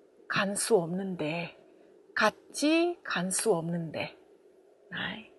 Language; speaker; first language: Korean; non-native, fluent; Vietnamese